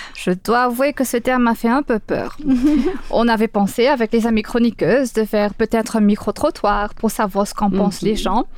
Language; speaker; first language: French; native; French